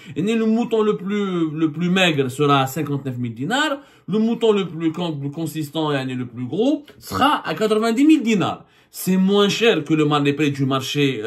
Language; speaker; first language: French; non-native, local second language; Arabic